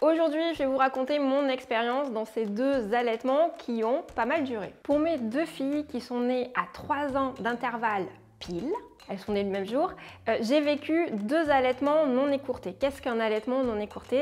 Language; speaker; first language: French; native; French